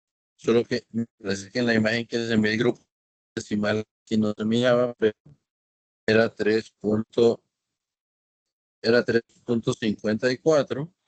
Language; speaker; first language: Spanish; native; Spanish